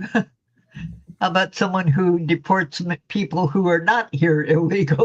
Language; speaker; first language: English; native; English